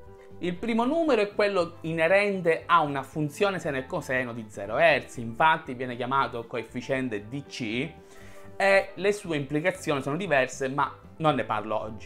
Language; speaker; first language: Italian; native; Italian